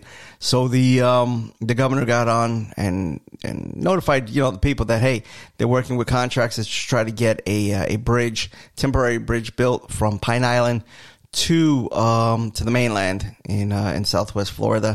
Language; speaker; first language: English; native; English